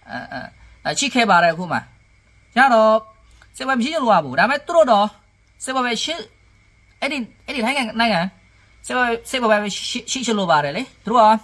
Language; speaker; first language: Burmese; non-native, learner; Khmer